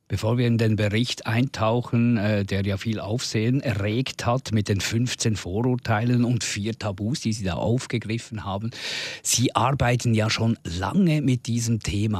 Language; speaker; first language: German; native; German